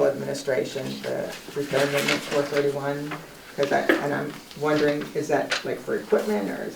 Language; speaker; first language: English; native; English